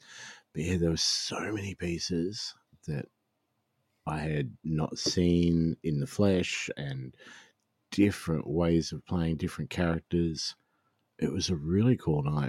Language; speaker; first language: English; native; English